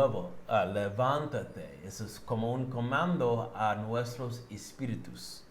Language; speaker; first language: Spanish; non-native, learner; English